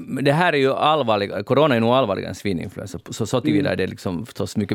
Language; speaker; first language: Swedish; native; Swedish